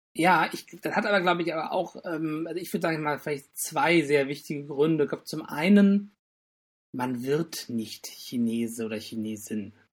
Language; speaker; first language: German; native; German